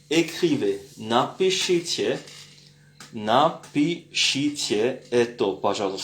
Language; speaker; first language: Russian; non-native, fluent; French